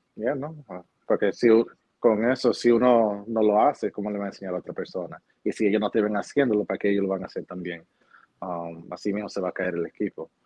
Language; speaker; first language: Spanish; early bilingual, heritage; Spanish